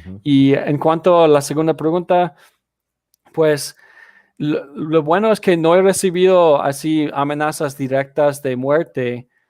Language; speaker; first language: Spanish; non-native, fluent; English